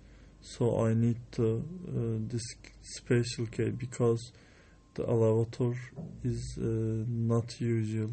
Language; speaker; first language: English; non-native, learner; Turkish